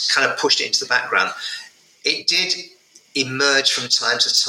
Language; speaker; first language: English; native; English